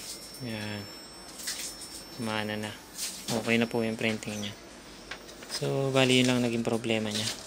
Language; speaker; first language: Filipino; native; Filipino